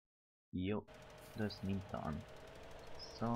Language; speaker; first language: German; native; German